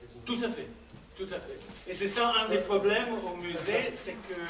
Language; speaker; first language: French; non-native, fluent; English